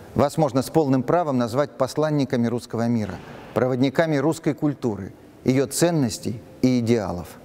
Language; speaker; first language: Russian; native; Russian